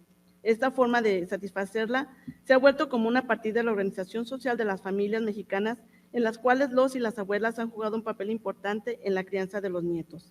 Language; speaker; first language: Spanish; native; Spanish